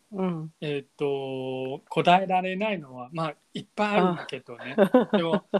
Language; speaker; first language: Japanese; non-native, fluent; Chinese